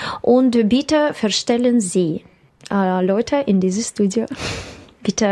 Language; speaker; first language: German; non-native, learner; Russian